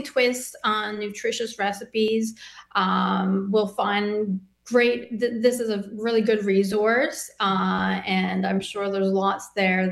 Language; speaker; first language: English; native; English